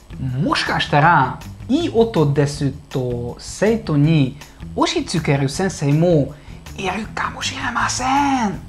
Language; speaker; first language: Japanese; non-native, fluent; Hungarian